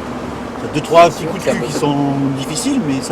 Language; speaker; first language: French; native; French